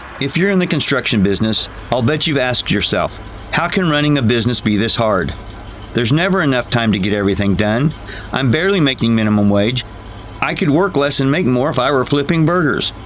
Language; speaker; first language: English; native; English